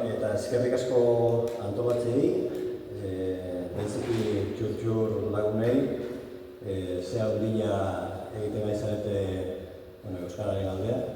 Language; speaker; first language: Basque; non-native, learner; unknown